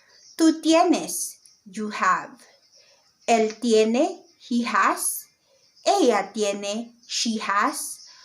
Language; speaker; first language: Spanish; non-native, learner; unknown